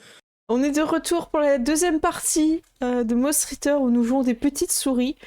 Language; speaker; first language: French; native; French